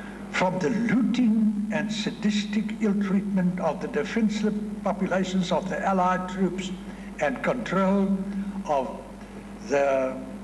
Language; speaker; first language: English; non-native, local second language; Afrikaans